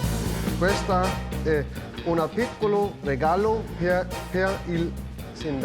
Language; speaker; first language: Italian; non-native, learner; Danish